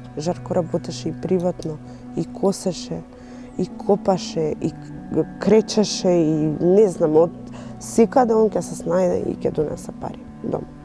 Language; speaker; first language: Macedonian; non-native, local second language; Romany